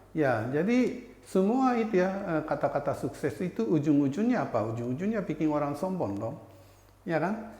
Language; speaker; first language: Indonesian; non-native, fluent; Japanese